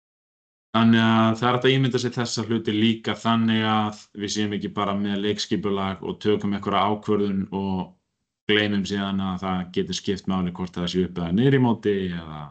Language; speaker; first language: Icelandic; native; Icelandic